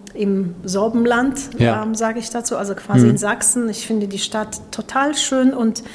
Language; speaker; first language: German; non-native, fluent; Polish